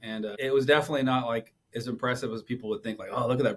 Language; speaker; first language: English; native; English